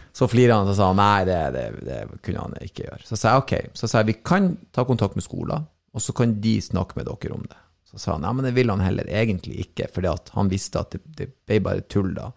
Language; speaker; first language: Norwegian; native; Norwegian